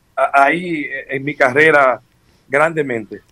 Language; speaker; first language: Spanish; native; Spanish